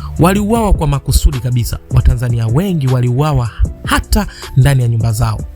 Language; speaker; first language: Swahili; native; Swahili